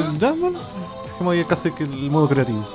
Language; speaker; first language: Spanish; native; Spanish